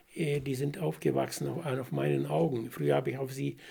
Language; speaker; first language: German; non-native, fluent; Russian